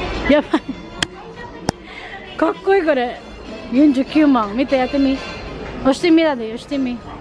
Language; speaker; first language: Japanese; non-native, fluent; Filipino